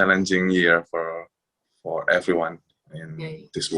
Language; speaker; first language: English; non-native, fluent; Indonesian